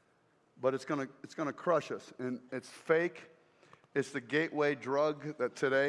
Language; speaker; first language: English; native; English